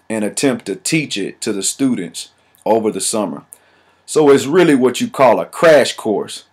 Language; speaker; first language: English; native; English